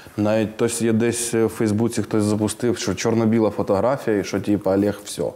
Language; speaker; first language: Ukrainian; non-native, local second language; Russian